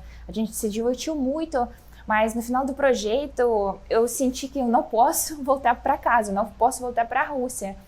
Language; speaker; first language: Portuguese; non-native, fluent; Russian